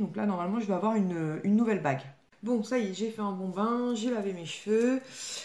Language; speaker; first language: French; native; French